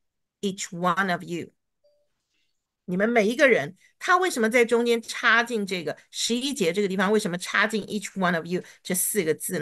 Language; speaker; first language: Chinese; native; Chinese